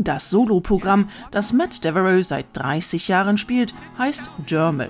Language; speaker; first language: German; native; German